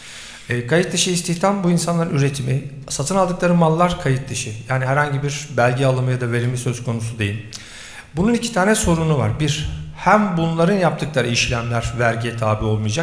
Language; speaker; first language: Turkish; native; Turkish